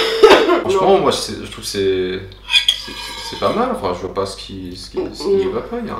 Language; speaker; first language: French; native; French